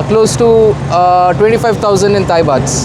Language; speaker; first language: English; non-native, local second language; Telugu